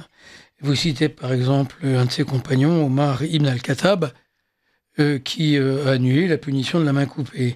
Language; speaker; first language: French; native; French